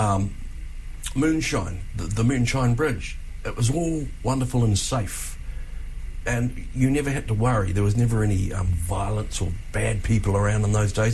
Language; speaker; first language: English; native; English